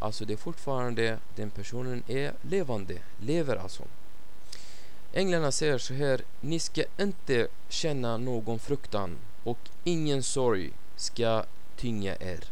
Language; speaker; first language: Swedish; non-native, fluent; Arabic